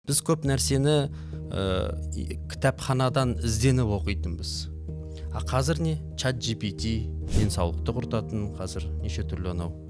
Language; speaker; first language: Kazakh; native; Kazakh